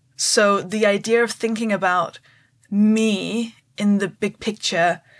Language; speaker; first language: English; non-native, fluent; Danish